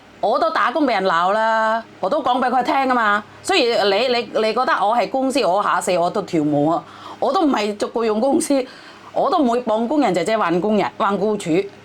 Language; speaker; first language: Cantonese; non-native, fluent; Javanese